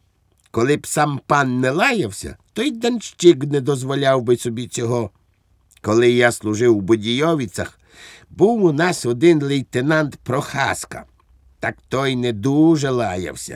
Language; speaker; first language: Ukrainian; native; Ukrainian